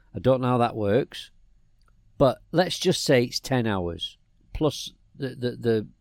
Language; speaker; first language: English; native; English